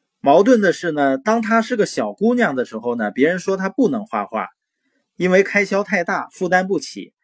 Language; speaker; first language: Chinese; native; Chinese